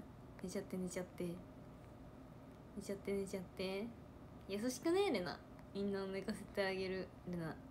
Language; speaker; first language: Japanese; native; Japanese